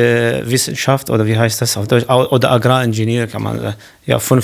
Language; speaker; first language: German; non-native, learner; Arabic